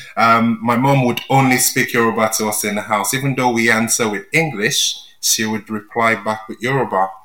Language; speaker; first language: English; non-native, local second language; Yoruba